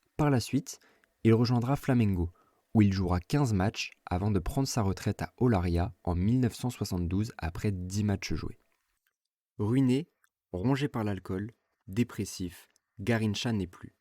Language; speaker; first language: French; native; French